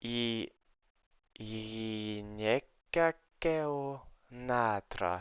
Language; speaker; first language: Greek; non-native, learner; English